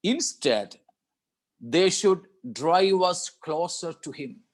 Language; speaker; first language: English; non-native, local second language; Malayalam